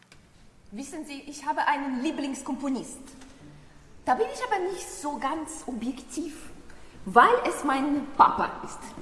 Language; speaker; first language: German; non-native, fluent; Russian